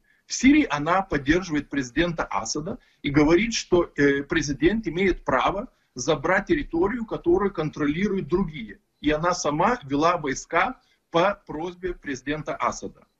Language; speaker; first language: Russian; non-native, fluent; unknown